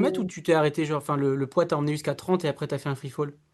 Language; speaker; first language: French; native; French